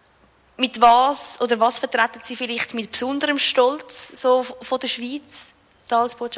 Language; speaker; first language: German; native; German